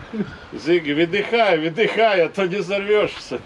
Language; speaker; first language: Russian; non-native, local second language; Latvian